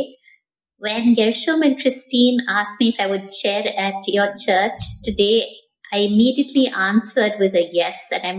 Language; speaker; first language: English; non-native, local second language; Tamil